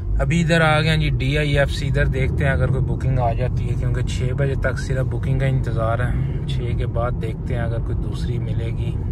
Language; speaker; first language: Urdu; non-native, local second language; Punjabi